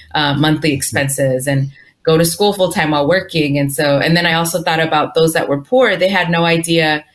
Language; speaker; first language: English; early bilingual, other home language; Spanish